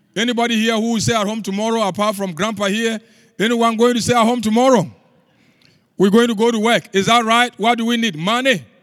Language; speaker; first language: English; non-native, local second language; Akan